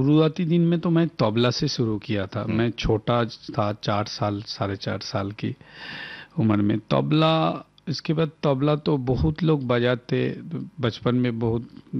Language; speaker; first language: Hindi; non-native, local second language; Bangla